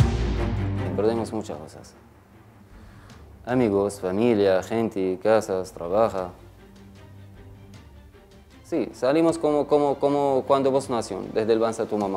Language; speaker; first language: Spanish; non-native, learner; Arabic